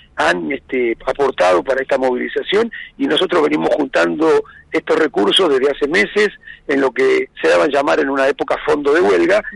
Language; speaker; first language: Spanish; native; Spanish